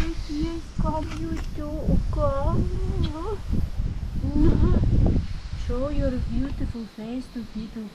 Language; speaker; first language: English; non-native, learner; Turkish